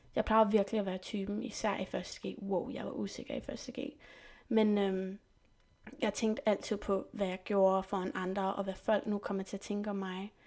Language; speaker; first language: Danish; non-native, fluent; French